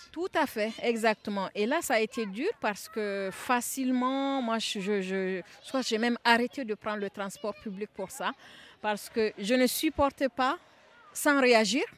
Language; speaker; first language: French; non-native, local second language; Bambara